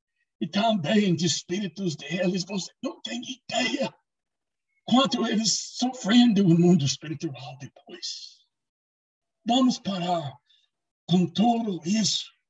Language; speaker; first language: Portuguese; non-native, learner; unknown